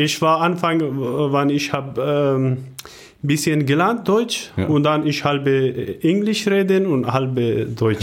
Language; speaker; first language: German; non-native, learner; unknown